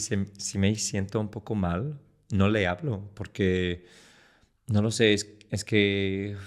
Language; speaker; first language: Spanish; non-native, fluent; English